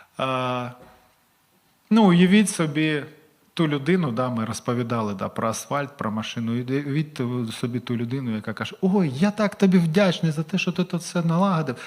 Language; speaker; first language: Ukrainian; non-native, local second language; Russian